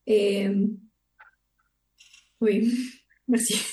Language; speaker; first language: French; non-native, fluent; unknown